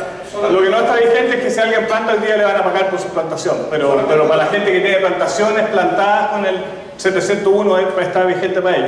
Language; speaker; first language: Spanish; native; Spanish